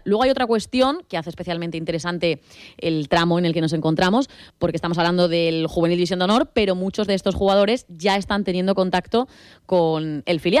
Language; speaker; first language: Spanish; native; Spanish